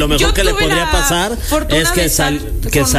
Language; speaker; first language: Spanish; native; Spanish